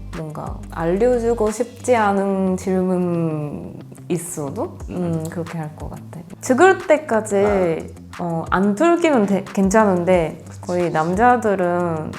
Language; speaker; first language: Korean; non-native, fluent; Japanese